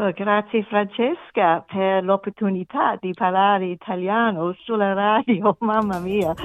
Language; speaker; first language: Italian; non-native, learner; German